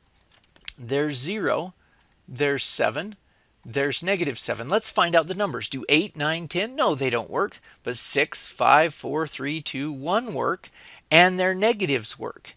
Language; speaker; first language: English; native; English